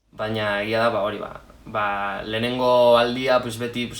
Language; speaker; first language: Basque; non-native, local second language; Spanish